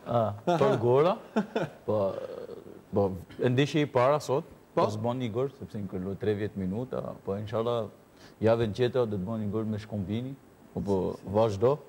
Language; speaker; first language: Albanian; non-native, learner; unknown